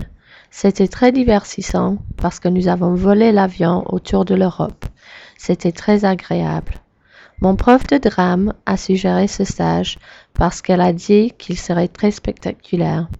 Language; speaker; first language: French; non-native, learner; English